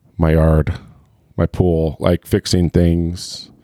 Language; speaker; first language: English; native; English